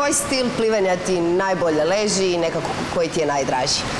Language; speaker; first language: Croatian; native; Croatian